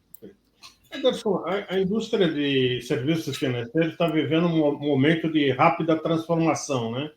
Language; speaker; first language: Portuguese; native; Portuguese